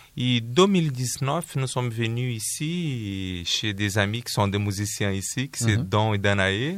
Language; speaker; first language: French; non-native, fluent; Portuguese